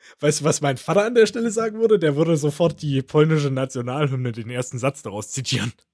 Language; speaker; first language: German; native; German